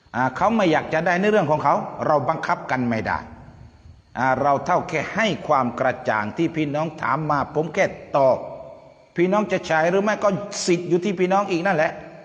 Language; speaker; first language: Thai; non-native, local second language; Pattani Malay